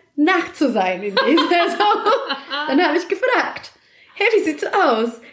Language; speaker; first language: German; non-native, fluent; Spanish